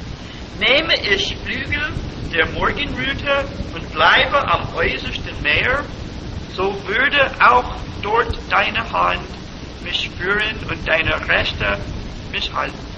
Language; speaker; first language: German; non-native, fluent; English